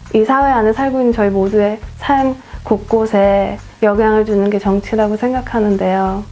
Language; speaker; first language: Korean; early bilingual, other home language; English